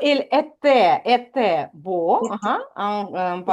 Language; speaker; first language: French; non-native, fluent; Ukrainian